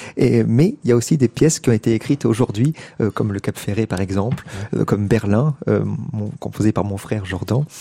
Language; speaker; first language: French; native; French